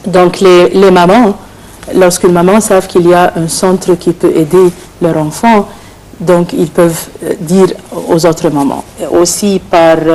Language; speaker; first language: French; non-native, fluent; Arabic